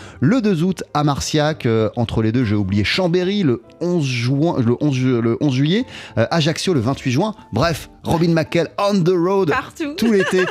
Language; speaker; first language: French; native; French